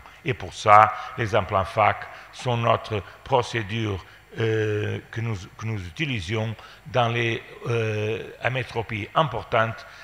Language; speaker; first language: French; non-native, fluent; Portuguese